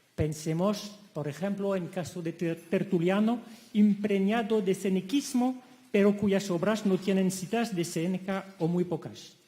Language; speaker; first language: Spanish; non-native, fluent; French